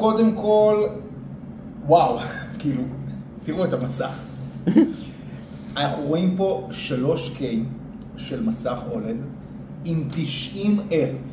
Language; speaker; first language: Hebrew; native; Hebrew